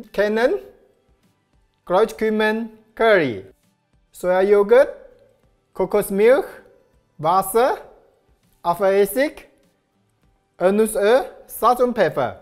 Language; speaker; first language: German; non-native, learner; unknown